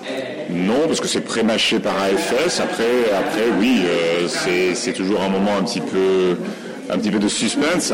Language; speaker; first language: French; native; French